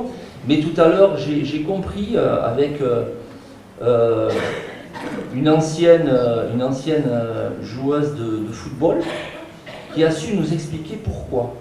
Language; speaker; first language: French; native; French